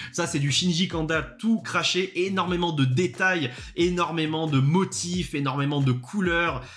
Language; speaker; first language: French; native; French